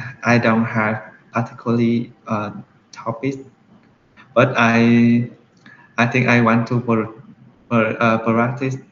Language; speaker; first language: English; non-native, learner; Vietnamese